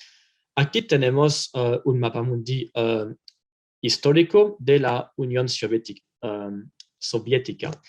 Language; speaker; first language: Spanish; non-native, fluent; French